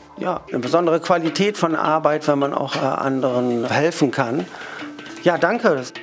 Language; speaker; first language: German; native; German